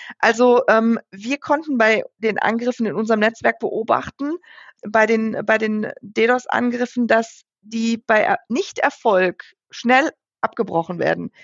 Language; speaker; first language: German; native; German